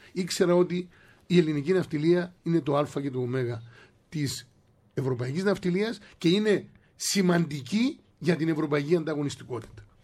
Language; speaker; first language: Greek; native; Greek